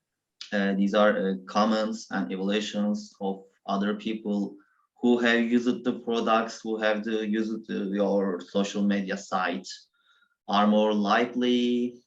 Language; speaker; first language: English; non-native, learner; Turkish